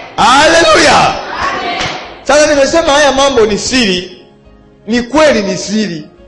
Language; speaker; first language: Swahili; native; Swahili